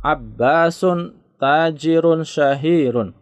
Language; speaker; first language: Indonesian; native; Indonesian